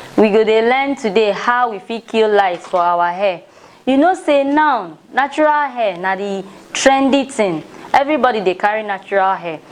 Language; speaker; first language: Nigerian Pidgin; non-native, local second language; Ibibio